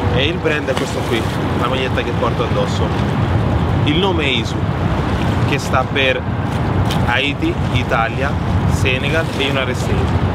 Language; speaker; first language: Italian; early bilingual, other home language; French